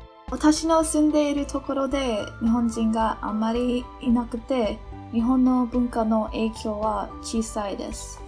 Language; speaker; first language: Japanese; non-native, learner; English